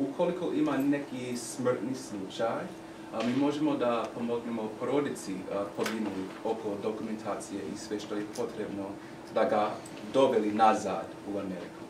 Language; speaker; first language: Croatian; non-native, learner; English